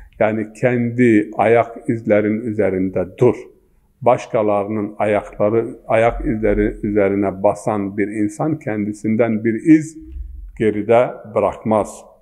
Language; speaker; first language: Turkish; non-native, local second language; Zaza